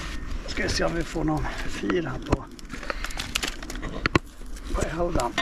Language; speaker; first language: Swedish; native; Swedish